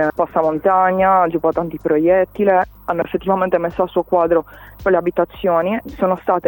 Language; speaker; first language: Italian; native; Italian